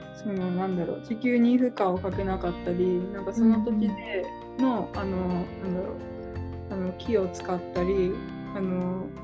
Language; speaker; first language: Japanese; native; Japanese